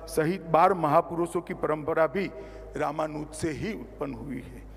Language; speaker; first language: Hindi; non-native, local second language; Gujarati